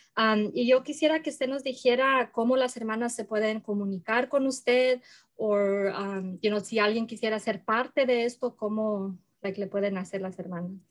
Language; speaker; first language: Spanish; early bilingual, heritage; Spanish